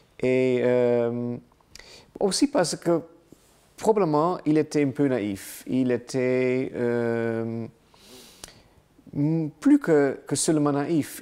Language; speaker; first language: French; non-native, learner; Dutch